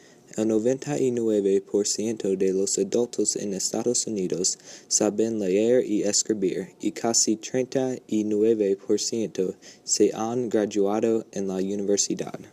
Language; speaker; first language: Spanish; non-native, learner; English